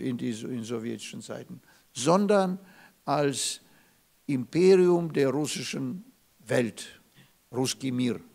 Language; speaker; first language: German; non-native, fluent; Russian